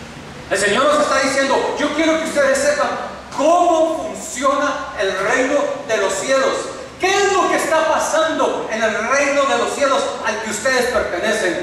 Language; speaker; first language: Spanish; native; Spanish